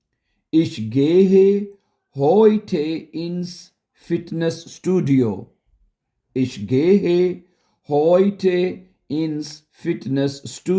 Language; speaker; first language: German; non-native, local second language; Urdu